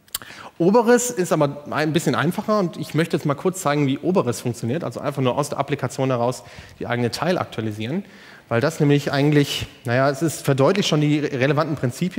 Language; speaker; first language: German; native; German